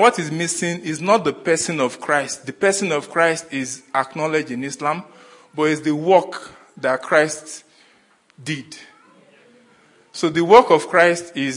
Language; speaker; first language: English; non-native, local second language; Yoruba